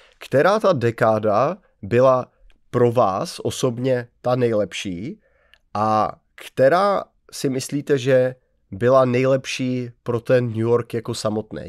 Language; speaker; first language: Czech; native; Czech